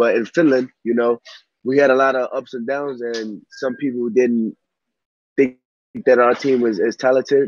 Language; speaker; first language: English; native; English